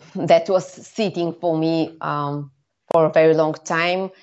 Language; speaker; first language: English; non-native, fluent; Bulgarian